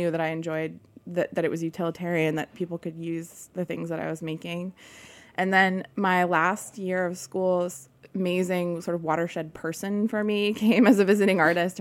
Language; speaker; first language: English; native; English